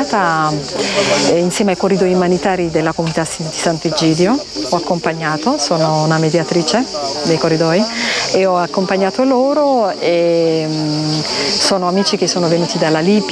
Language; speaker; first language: Italian; non-native, fluent; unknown